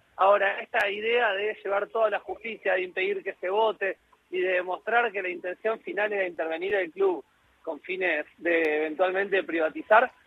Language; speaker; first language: Spanish; native; Spanish